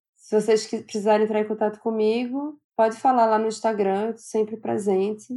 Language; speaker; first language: Portuguese; native; Portuguese